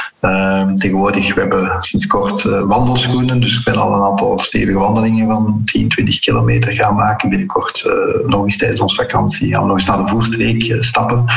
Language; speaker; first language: Dutch; early bilingual, heritage; Dutch